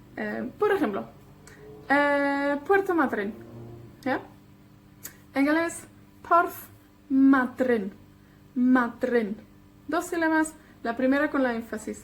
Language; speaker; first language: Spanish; non-native, fluent; Welsh